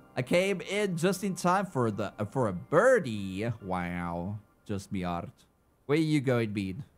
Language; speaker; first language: English; native; English